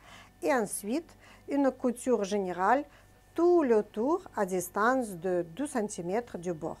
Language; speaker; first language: French; non-native, fluent; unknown